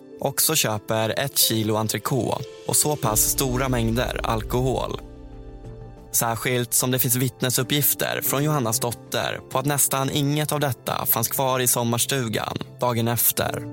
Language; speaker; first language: Swedish; native; Swedish